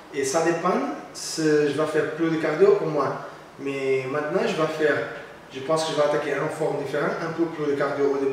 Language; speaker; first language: French; non-native, learner; Portuguese